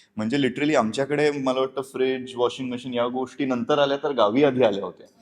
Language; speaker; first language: Marathi; native; Marathi